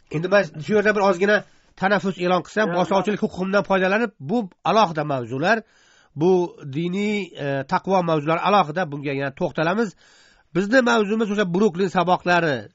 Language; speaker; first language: Uzbek; native; Uzbek